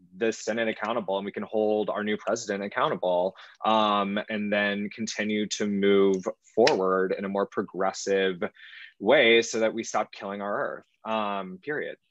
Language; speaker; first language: English; native; English